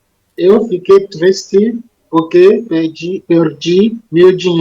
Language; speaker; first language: Portuguese; non-native, learner; English